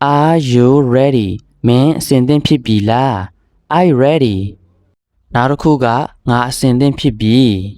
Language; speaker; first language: Burmese; native; Burmese